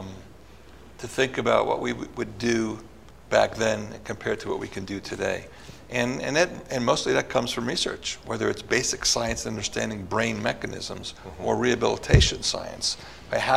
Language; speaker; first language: English; early bilingual, other home language; Italian